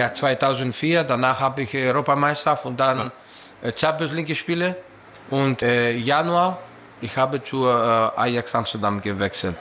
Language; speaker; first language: German; non-native, learner; Greek